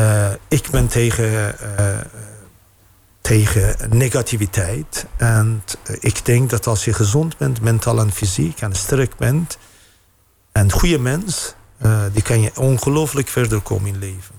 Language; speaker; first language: Dutch; non-native, fluent; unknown